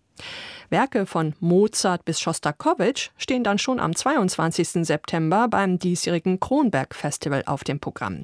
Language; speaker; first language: German; native; German